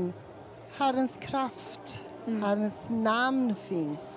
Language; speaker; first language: Swedish; non-native, fluent; Persian